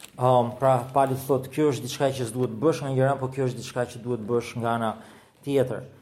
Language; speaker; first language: Albanian; native; Albanian